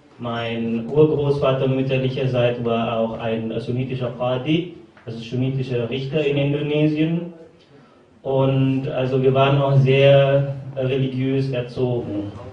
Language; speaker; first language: German; non-native, fluent; Indonesian